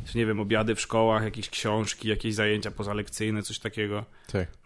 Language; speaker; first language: Polish; native; Polish